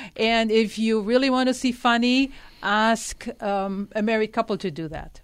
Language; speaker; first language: English; non-native, fluent; German